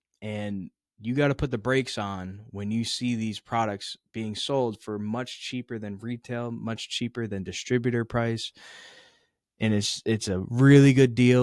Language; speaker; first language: English; native; English